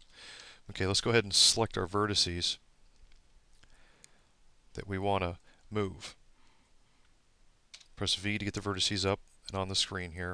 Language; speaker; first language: English; native; English